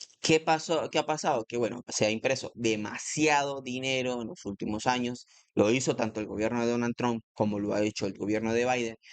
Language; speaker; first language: Spanish; native; Spanish